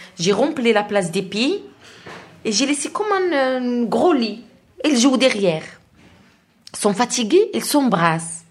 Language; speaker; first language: French; non-native, learner; Arabic